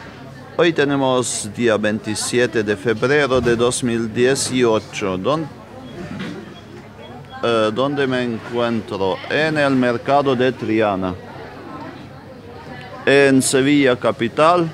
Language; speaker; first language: Spanish; non-native, fluent; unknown